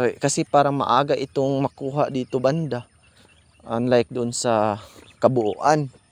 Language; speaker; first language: Filipino; non-native, local second language; Cebuano